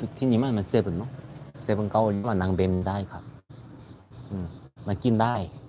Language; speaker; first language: Thai; non-native, learner; Korean